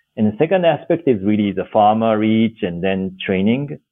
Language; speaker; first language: English; non-native, fluent; Japanese